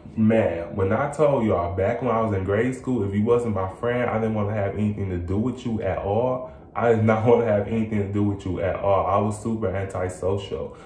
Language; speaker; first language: English; native; English